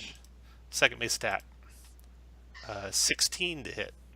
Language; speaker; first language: English; native; English